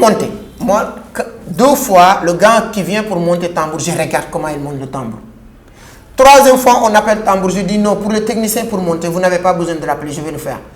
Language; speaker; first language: French; non-native, local second language; Wolof